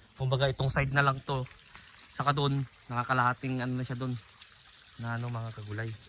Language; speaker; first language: Filipino; native; Filipino